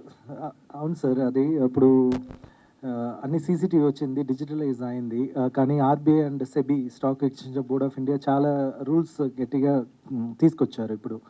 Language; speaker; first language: Telugu; native; Telugu